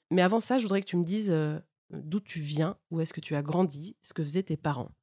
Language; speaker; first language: French; native; French